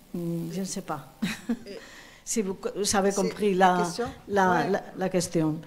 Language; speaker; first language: French; non-native, fluent; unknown